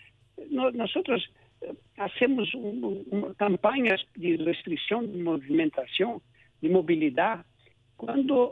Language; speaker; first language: Spanish; non-native, local second language; Portuguese